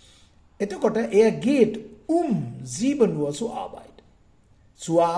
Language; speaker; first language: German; non-native, fluent; Sinhala